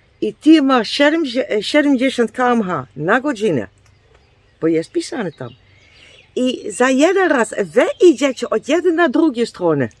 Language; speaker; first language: Polish; non-native, learner; Dutch